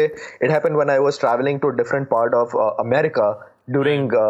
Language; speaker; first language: English; non-native, local second language; Gujarati